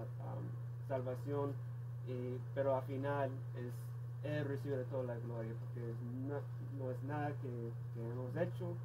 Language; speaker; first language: Spanish; non-native, fluent; English